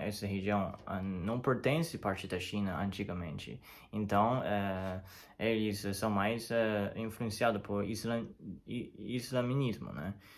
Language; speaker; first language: Portuguese; non-native, learner; Chinese